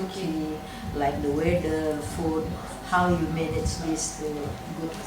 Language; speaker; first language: English; non-native, local second language; Indonesian